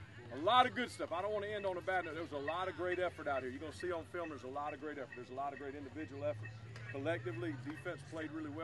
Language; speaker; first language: English; native; English